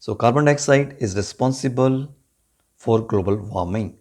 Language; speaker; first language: English; non-native, local second language; Punjabi